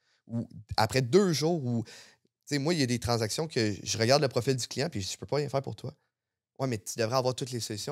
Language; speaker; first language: French; native; French